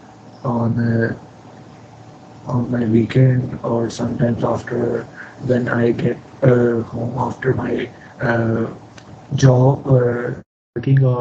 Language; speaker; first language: English; non-native, learner; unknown